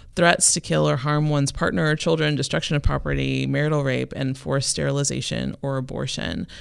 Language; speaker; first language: English; native; English